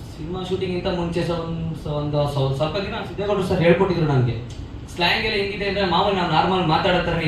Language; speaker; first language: Kannada; native; Kannada